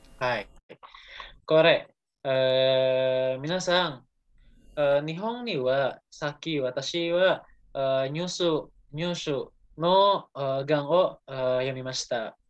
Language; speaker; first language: Japanese; non-native, learner; Indonesian